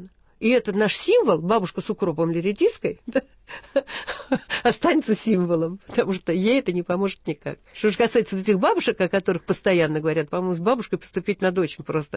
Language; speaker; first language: Russian; native; Russian